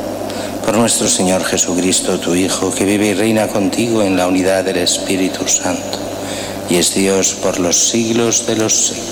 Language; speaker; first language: Spanish; native; Spanish